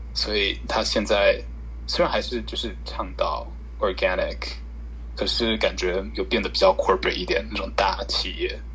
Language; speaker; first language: Chinese; early bilingual, heritage; Chinese